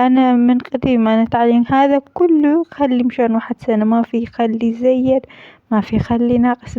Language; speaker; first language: Arabic; non-native, learner; Amharic